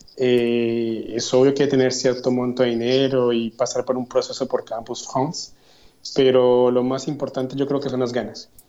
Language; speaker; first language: Spanish; native; Spanish